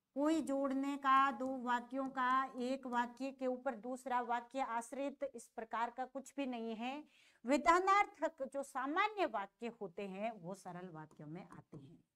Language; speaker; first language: Hindi; native; Hindi